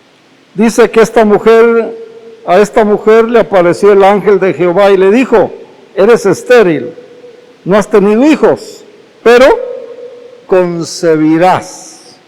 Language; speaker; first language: Spanish; native; Spanish